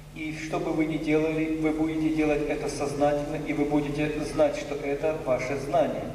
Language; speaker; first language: Russian; native; Russian